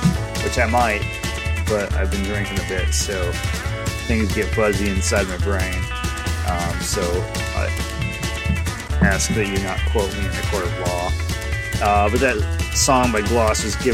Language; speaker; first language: English; native; English